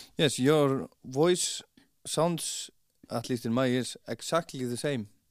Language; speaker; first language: English; non-native, fluent; Icelandic